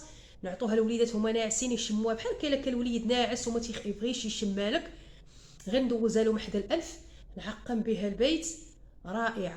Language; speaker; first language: Arabic; native; Arabic